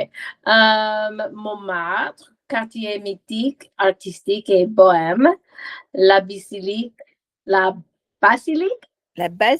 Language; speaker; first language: French; non-native, learner; English